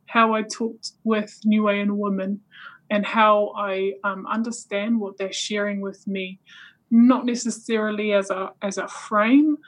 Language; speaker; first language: English; native; English